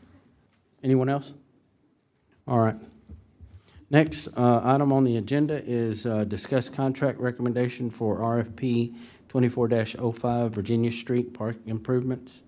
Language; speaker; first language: English; native; English